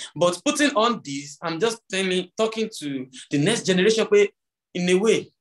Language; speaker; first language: English; non-native, local second language; Yoruba